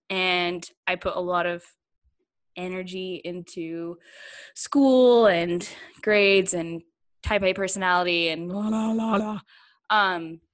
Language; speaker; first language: English; native; English